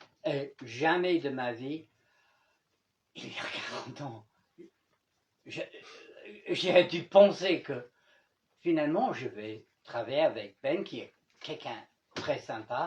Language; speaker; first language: French; non-native, fluent; English